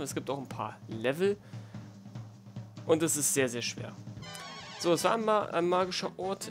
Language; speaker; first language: German; native; German